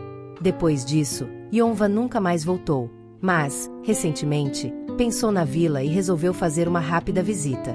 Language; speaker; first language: Portuguese; native; Portuguese